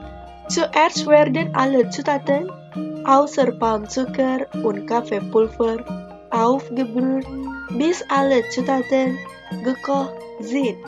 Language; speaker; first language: German; non-native, fluent; Indonesian